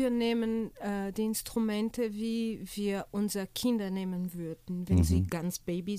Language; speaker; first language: German; non-native, fluent; Portuguese